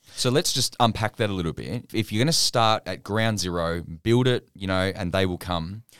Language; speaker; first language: English; native; English